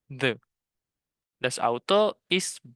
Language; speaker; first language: German; non-native, fluent; Indonesian